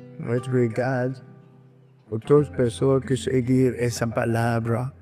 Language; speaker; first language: Portuguese; non-native, learner; Lingala